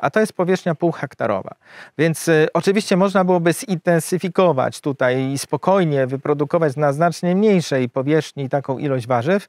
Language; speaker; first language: Polish; native; Polish